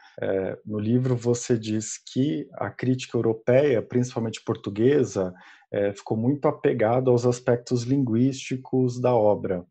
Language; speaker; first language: Portuguese; native; Portuguese